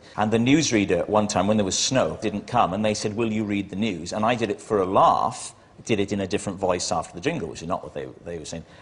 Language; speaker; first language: English; native; English